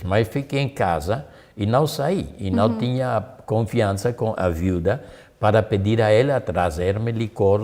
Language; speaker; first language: Portuguese; non-native, fluent; German